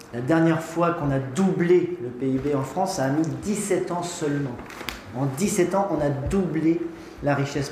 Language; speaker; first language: French; native; French